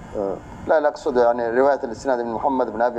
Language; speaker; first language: Arabic; native; Arabic